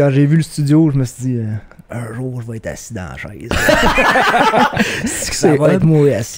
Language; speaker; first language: French; native; French